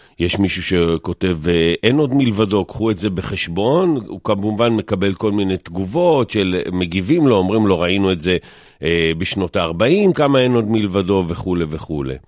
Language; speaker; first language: Hebrew; native; Hebrew